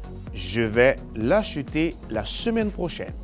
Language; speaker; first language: French; non-native, fluent; Spanish